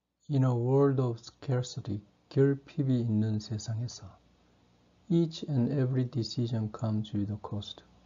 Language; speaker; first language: English; non-native, fluent; Korean